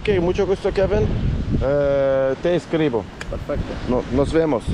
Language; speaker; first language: Spanish; non-native, learner; Turkish